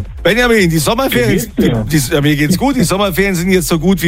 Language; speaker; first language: German; native; German